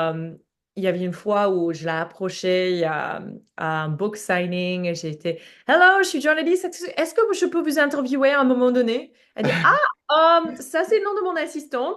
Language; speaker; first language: French; non-native, fluent; English